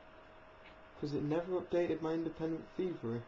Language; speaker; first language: English; native; English